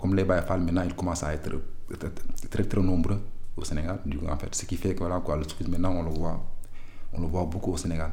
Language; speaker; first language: French; non-native, local second language; Wolof